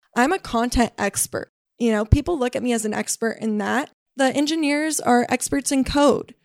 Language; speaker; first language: English; native; English